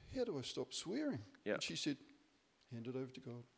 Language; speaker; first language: English; native; English